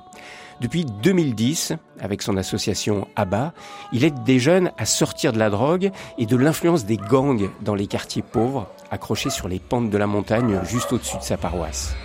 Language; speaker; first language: French; native; French